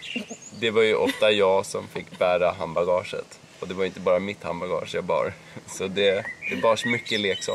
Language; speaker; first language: Swedish; native; Swedish